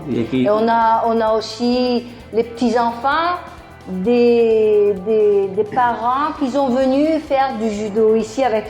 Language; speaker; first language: French; early bilingual, other home language; Italian